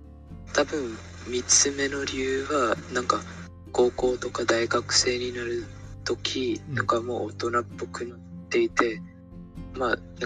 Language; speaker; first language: Japanese; non-native, fluent; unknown